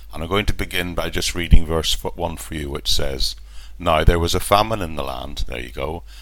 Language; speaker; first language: English; native; English